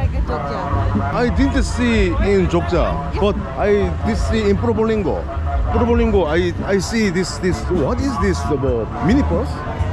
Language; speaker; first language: English; non-native, learner; Korean